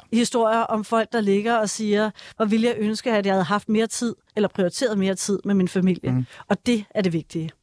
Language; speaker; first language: Danish; native; Danish